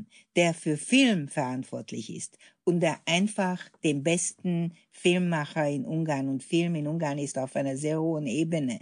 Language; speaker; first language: German; non-native, fluent; Hungarian